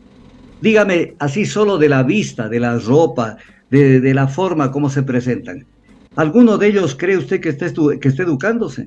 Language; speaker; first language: Spanish; native; Spanish